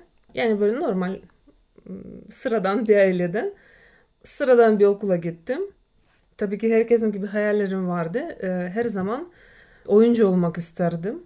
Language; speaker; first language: Turkish; non-native, fluent; Russian